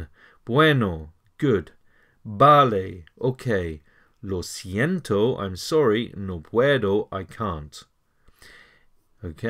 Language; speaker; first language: Spanish; non-native, learner; English